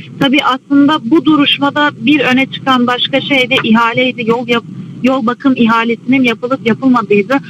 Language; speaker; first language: Turkish; native; Turkish